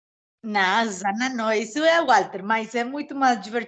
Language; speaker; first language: Portuguese; non-native, fluent; Spanish